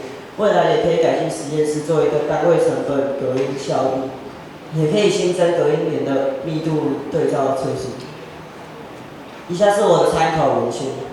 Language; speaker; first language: Chinese; native; Chinese